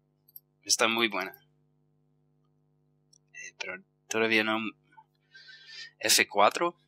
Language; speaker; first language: Spanish; non-native, fluent; English